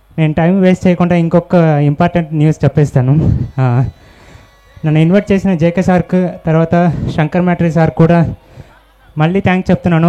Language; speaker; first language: Telugu; non-native, local second language; Tamil